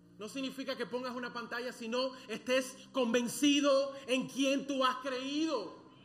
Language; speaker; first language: Spanish; early bilingual, other home language; English